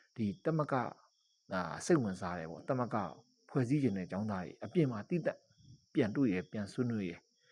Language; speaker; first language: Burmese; native; Burmese